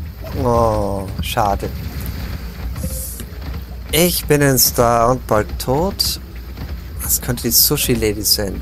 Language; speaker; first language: German; native; German